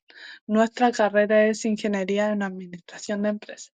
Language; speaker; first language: Spanish; native; Spanish